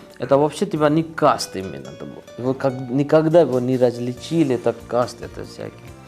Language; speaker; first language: Russian; non-native, learner; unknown